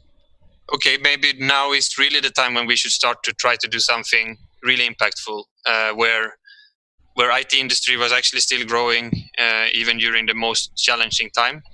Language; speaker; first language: English; non-native, fluent; Swedish